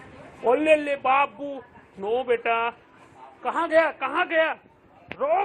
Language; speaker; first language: Hindi; native; Hindi